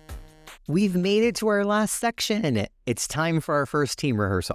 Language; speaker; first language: English; native; English